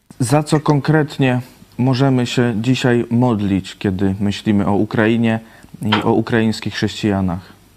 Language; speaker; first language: Polish; native; Polish